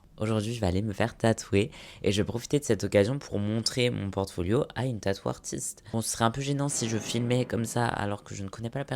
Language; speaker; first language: French; native; French